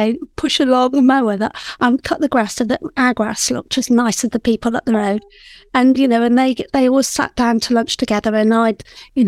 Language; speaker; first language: English; native; English